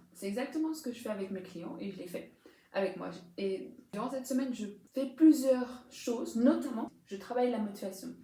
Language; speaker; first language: French; native; French